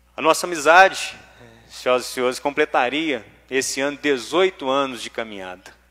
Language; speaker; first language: Portuguese; native; Portuguese